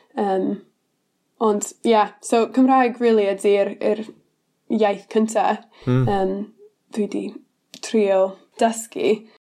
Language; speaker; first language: Welsh; non-native, learner; English